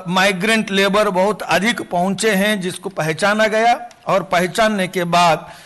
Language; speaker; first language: Hindi; non-native, local second language; Telugu